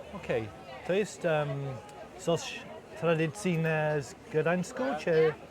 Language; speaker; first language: Polish; non-native, learner; English